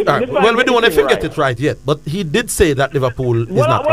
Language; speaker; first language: English; native; English